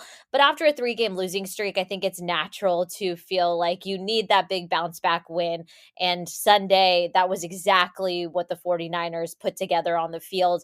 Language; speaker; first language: English; native; English